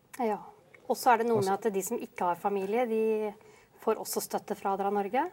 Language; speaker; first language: Norwegian; native; Norwegian